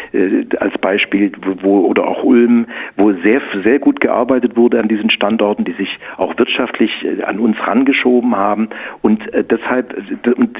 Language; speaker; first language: German; native; German